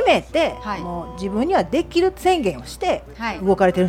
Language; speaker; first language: Japanese; native; Japanese